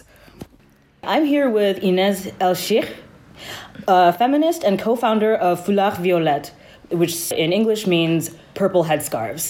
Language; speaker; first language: English; non-native, local second language; Akan